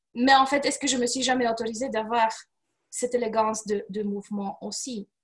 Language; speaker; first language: French; non-native, fluent; Romanian